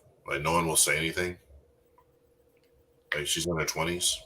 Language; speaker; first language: English; native; English